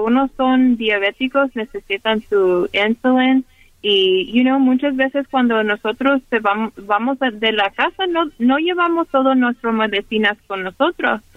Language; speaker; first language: Spanish; early bilingual, heritage; Spanish